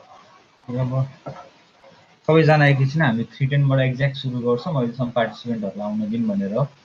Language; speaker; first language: Nepali; native; Nepali